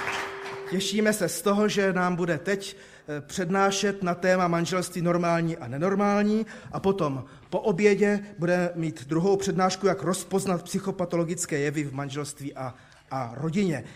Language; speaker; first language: Czech; native; Czech